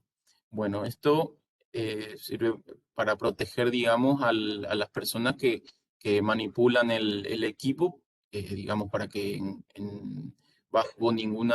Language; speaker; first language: Spanish; native; Spanish